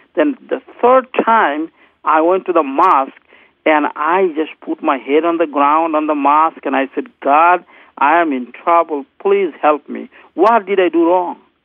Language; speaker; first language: English; non-native, local second language; Bangla